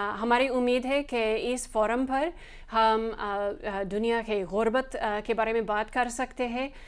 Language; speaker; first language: Hindi; non-native, fluent; English